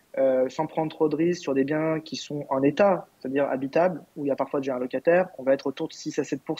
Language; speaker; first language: French; native; French